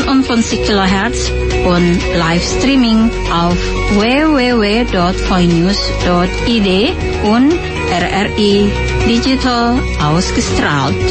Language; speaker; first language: German; non-native, local second language; Indonesian